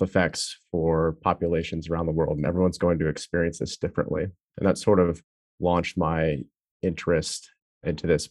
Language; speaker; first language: English; native; English